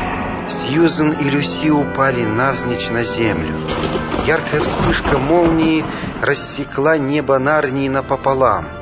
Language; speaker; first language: Russian; native; Russian